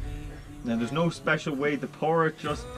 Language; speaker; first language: English; native; English